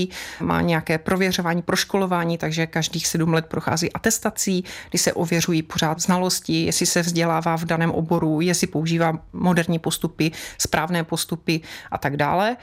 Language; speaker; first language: Czech; native; Czech